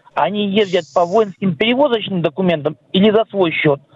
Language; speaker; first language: Russian; native; Russian